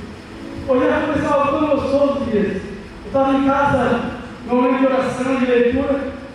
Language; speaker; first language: Portuguese; native; Portuguese